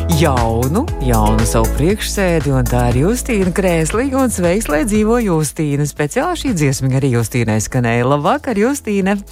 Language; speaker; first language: Latvian; early bilingual, heritage; Latvian